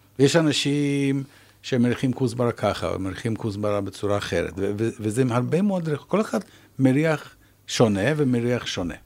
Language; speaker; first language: Hebrew; non-native, fluent; English